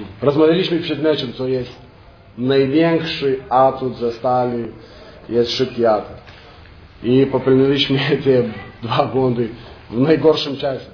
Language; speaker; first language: Polish; non-native, fluent; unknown